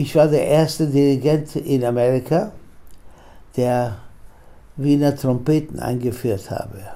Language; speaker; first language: German; non-native, fluent; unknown